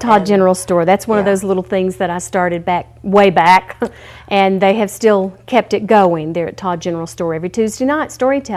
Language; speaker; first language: English; native; English